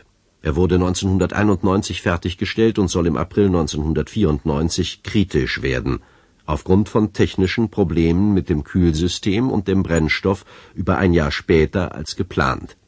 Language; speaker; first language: German; native; German